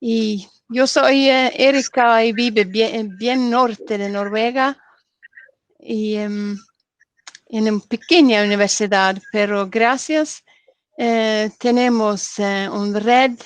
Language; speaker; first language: Spanish; non-native, learner; Norwegian